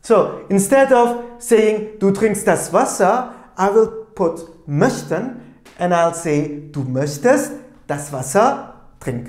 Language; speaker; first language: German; non-native, fluent; Turkish